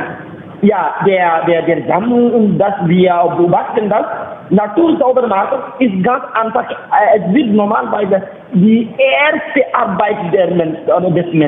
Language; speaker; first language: German; non-native, learner; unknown